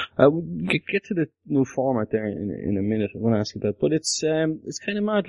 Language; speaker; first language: English; native; English